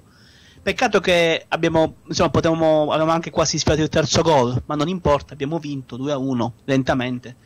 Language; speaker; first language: Italian; native; Italian